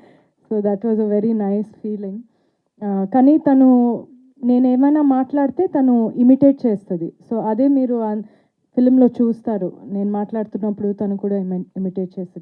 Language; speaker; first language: Telugu; non-native, fluent; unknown